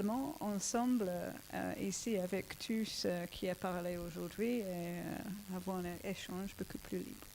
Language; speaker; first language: French; non-native, fluent; English